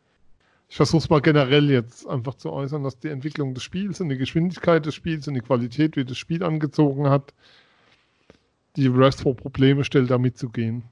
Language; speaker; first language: German; native; German